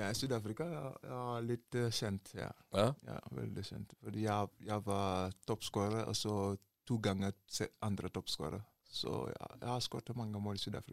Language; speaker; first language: Norwegian; non-native, learner; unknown